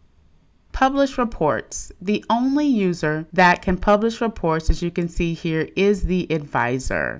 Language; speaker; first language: English; native; English